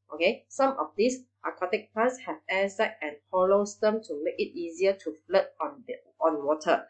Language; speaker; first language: English; non-native, local second language; Chinese